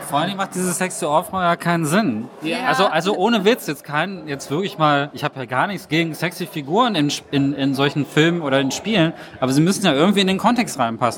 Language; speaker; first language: German; native; German